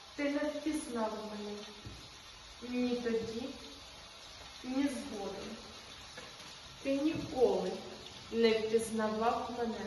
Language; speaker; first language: Ukrainian; native; Ukrainian